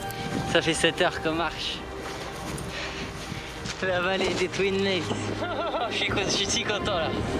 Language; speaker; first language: French; native; French